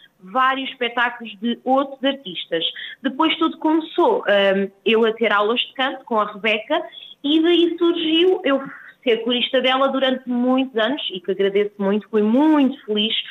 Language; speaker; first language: Portuguese; native; Portuguese